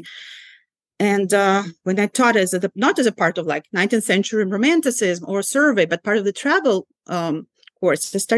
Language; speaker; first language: English; non-native, fluent; Ukrainian